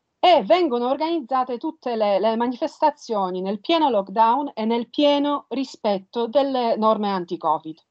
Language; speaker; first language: Italian; non-native, fluent; Polish